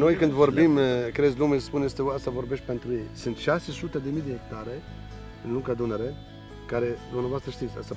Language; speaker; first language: Romanian; non-native, learner; Arabic